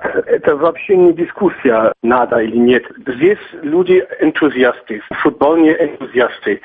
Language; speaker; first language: Russian; non-native, fluent; German